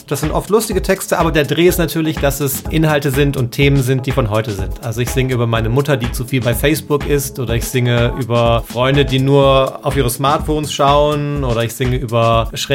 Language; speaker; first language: German; native; German